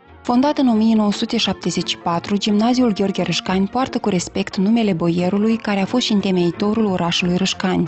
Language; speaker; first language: Romanian; native; Romanian